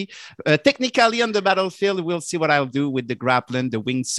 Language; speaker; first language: English; non-native, fluent; French